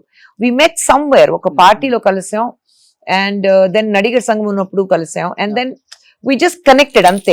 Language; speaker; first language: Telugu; non-native, fluent; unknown